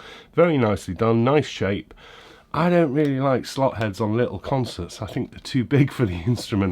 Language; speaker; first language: English; native; English